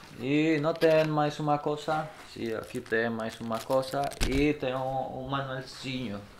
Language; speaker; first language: Spanish; non-native, learner; Portuguese